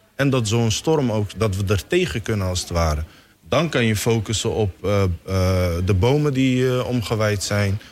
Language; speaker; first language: Dutch; non-native, fluent; Somali